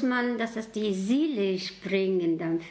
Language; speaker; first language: German; non-native, learner; Mongolian